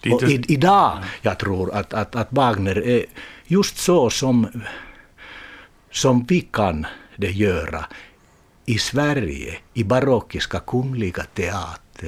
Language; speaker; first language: Swedish; non-native, learner; Finnish